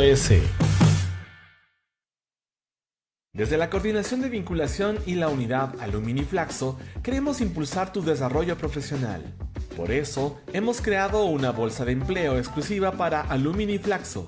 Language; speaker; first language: Spanish; native; Spanish